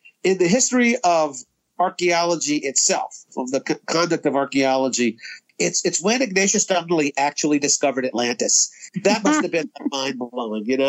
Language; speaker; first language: English; native; English